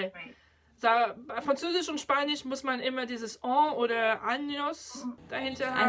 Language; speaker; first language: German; non-native, fluent; French